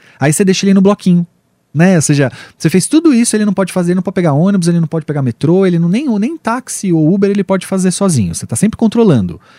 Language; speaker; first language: Portuguese; native; Portuguese